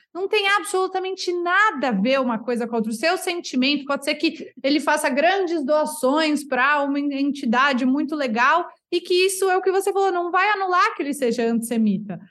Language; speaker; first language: Portuguese; native; Portuguese